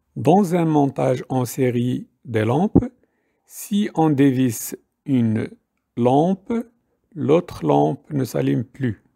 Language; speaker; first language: French; non-native, local second language; Arabic